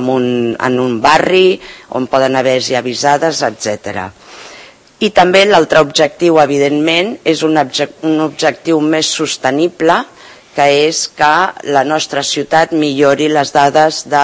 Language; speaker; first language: Catalan; native; Catalan